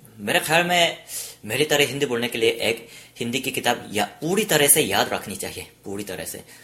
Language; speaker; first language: Hindi; non-native, fluent; Korean